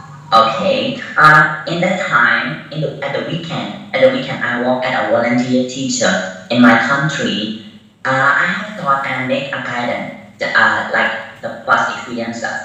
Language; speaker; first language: English; non-native, learner; Burmese